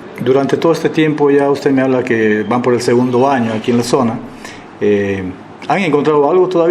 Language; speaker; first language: Spanish; native; Spanish